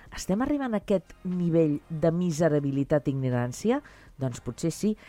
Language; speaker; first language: Catalan; native; Catalan